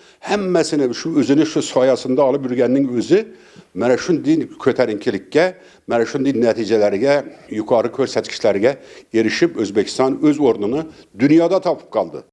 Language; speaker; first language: Uzbek; non-native, local second language; Turkmen